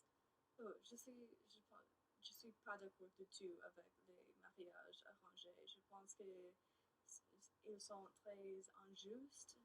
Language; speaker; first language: French; non-native, learner; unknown